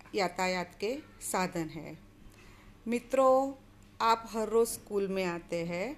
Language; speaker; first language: Hindi; non-native, local second language; Gujarati